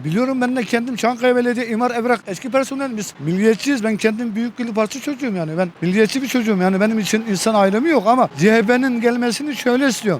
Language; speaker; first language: Turkish; non-native, local second language; Kurdish